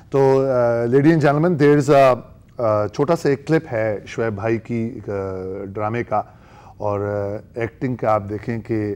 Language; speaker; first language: Urdu; native; Urdu